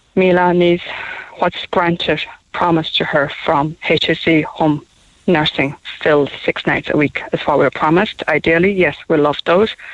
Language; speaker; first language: English; non-native, fluent; Chinese